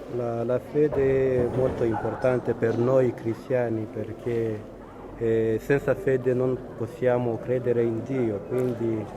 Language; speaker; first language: Italian; non-native, fluent; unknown